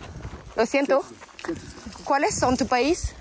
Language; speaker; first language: Spanish; non-native, learner; English